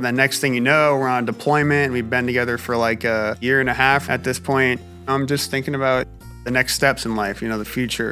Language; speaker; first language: English; native; English